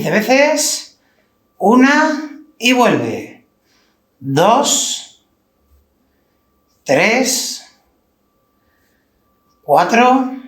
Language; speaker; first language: Spanish; native; Spanish